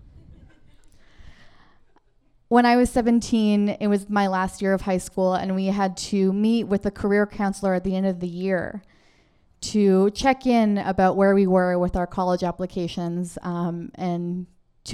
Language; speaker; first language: English; native; English